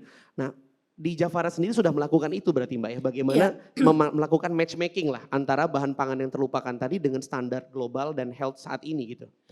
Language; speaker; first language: Indonesian; native; Indonesian